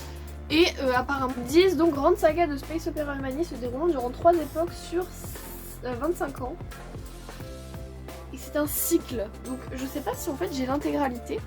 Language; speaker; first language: French; native; French